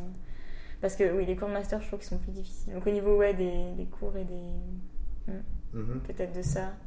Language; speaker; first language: French; native; French